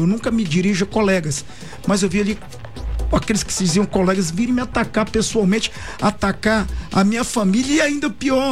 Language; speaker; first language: Portuguese; native; Portuguese